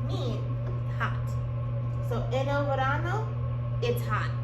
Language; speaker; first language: Spanish; non-native, fluent; English